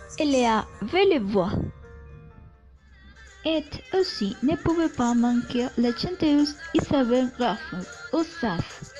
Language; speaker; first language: French; non-native, learner; Spanish